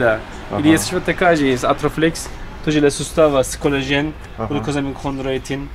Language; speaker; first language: Russian; non-native, learner; Turkish